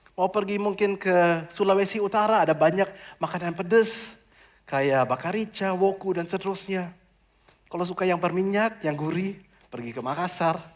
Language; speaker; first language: Indonesian; non-native, fluent; German